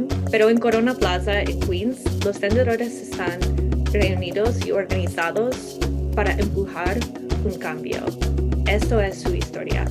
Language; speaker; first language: Spanish; non-native, learner; English